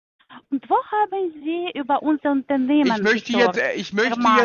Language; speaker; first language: German; non-native, learner; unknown